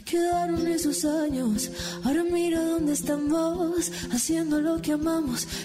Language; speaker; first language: Spanish; native; Spanish